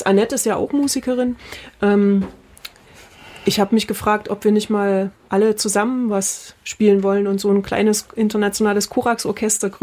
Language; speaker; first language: German; native; German